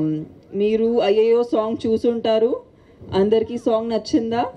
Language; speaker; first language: Telugu; non-native, local second language; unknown